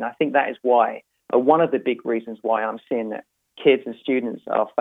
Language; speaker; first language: English; native; English